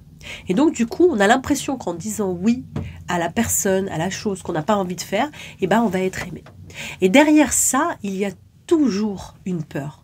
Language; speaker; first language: French; native; French